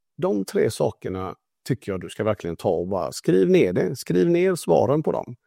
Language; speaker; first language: Swedish; early bilingual, other home language; Italian